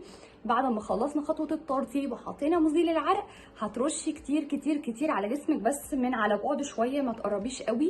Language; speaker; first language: Arabic; native; Arabic